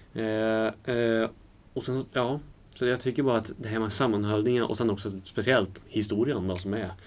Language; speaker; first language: Swedish; native; Swedish